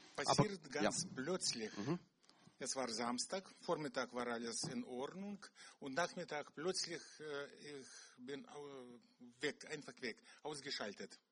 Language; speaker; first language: German; non-native, learner; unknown